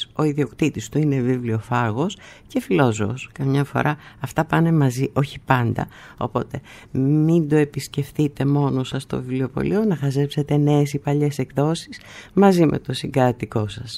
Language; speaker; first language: Greek; native; Greek